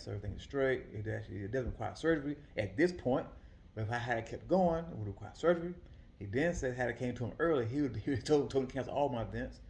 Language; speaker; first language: English; native; English